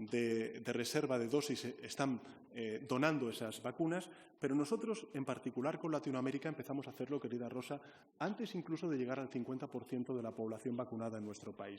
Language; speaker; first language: Spanish; native; Spanish